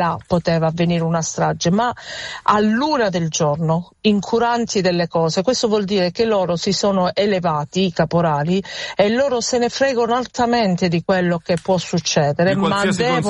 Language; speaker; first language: Italian; native; Italian